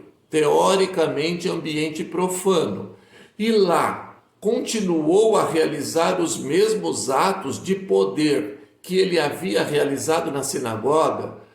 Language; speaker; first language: Portuguese; native; Portuguese